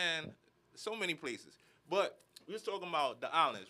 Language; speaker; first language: English; native; English